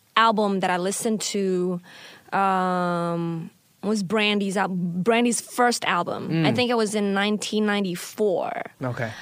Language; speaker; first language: English; non-native, fluent; Indonesian